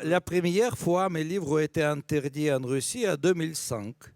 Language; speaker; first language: French; non-native, fluent; Russian